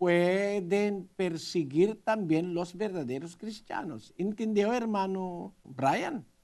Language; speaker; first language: Spanish; non-native, learner; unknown